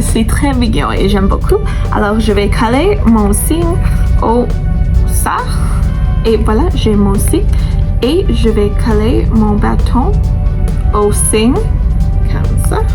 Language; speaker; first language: French; non-native, fluent; English